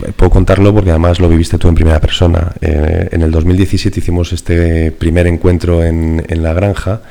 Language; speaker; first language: Spanish; native; Spanish